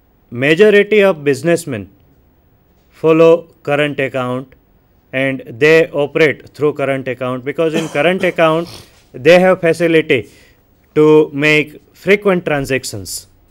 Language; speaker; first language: English; non-native, local second language; Gujarati